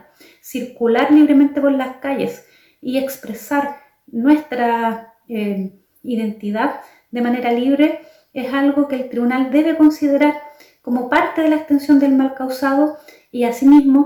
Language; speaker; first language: Spanish; native; Spanish